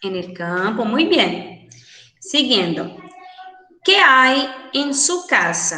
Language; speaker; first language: Spanish; non-native, fluent; Portuguese